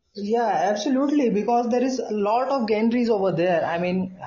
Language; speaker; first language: English; non-native, local second language; Hindi